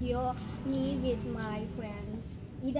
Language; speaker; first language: English; non-native, learner; Indonesian